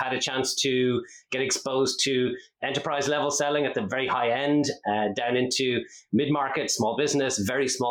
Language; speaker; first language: English; native; English